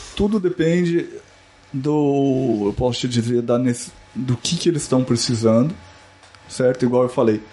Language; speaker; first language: Portuguese; native; Portuguese